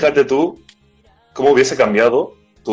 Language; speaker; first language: Spanish; native; Spanish